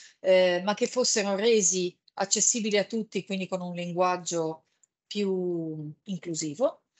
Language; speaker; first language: Italian; native; Italian